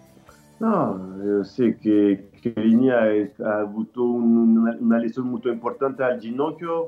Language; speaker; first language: Italian; non-native, learner; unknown